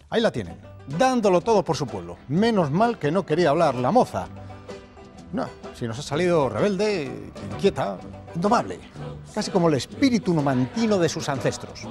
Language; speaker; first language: Spanish; native; Spanish